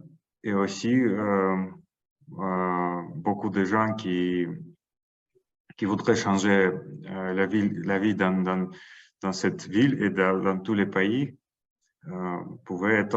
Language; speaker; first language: French; non-native, learner; Russian